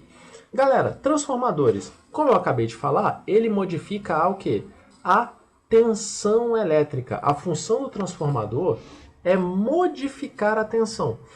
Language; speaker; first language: Portuguese; native; Portuguese